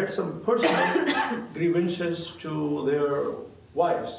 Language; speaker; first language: English; non-native, local second language; Urdu